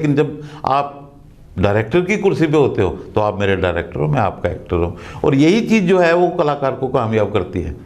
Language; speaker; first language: Hindi; non-native, local second language; Dogri